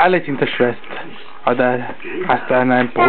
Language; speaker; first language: German; non-native, learner; Chinese